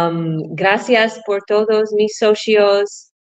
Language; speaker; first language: Spanish; non-native, learner; English